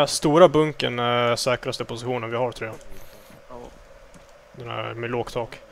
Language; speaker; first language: Swedish; native; Swedish